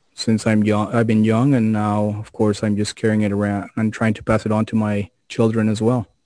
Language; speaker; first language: English; non-native, fluent; Spanish